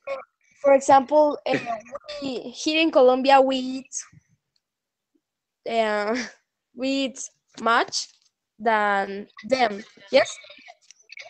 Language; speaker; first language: English; non-native, learner; Spanish